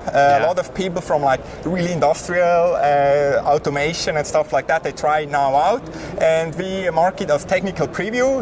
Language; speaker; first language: English; non-native, fluent; German